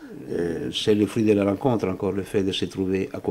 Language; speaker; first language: French; non-native, fluent; Italian